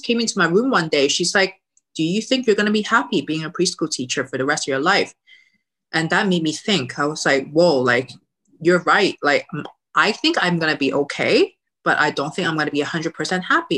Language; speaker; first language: English; early bilingual, other home language; Cantonese